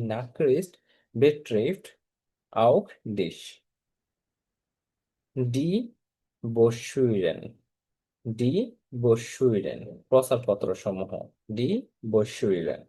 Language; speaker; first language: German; non-native, fluent; Bangla